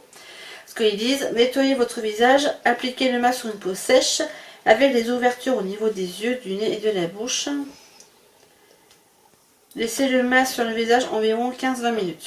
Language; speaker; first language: French; native; French